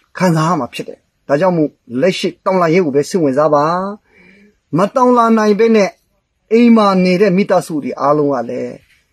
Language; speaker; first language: Burmese; non-native, local second language; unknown